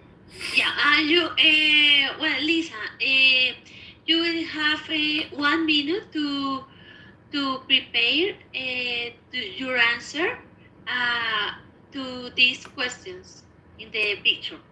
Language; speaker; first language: English; non-native, learner; Spanish